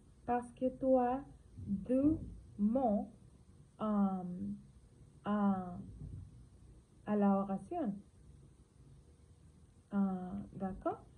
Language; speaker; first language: French; non-native, learner; Spanish